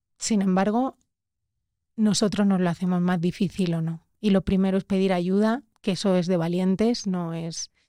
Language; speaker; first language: Spanish; native; Spanish